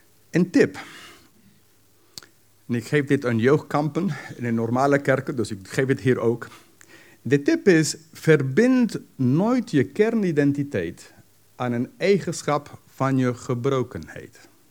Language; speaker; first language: Dutch; non-native, fluent; English